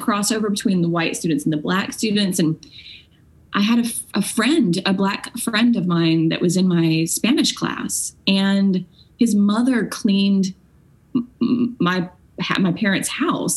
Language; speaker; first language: English; native; English